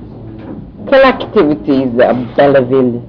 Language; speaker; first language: French; non-native, learner; English